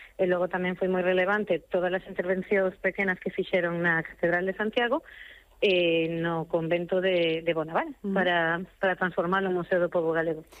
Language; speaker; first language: Galician; non-native, local second language; Spanish